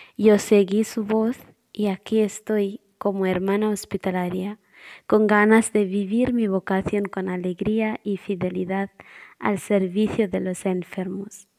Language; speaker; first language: Spanish; non-native, fluent; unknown